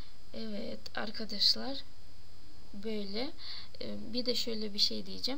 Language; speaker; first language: Turkish; non-native, fluent; Russian